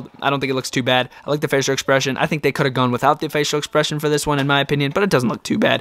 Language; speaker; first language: English; native; English